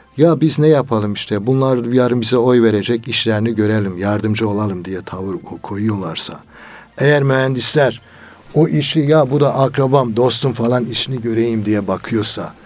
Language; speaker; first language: Turkish; native; Turkish